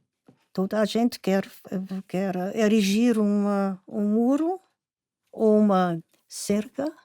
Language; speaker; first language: Portuguese; non-native, fluent; German